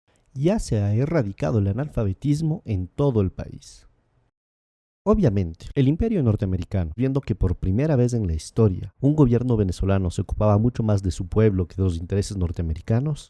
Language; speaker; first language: Spanish; native; Spanish